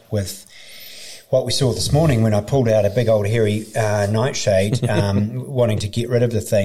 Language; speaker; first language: English; native; English